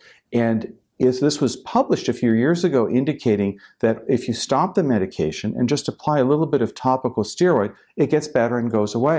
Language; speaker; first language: English; native; English